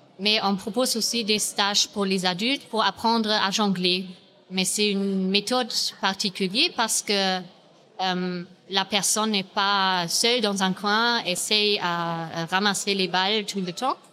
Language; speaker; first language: French; non-native, fluent; German